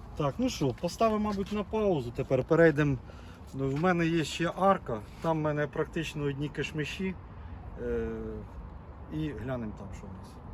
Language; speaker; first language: Ukrainian; non-native, local second language; Russian